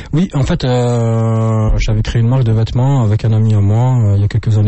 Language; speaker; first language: French; native; French